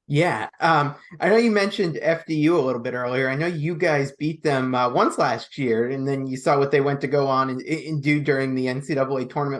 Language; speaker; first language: English; native; English